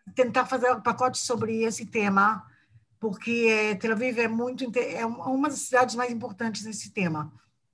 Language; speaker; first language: Portuguese; non-native, fluent; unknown